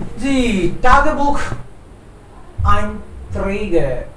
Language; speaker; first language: German; non-native, fluent; Hindi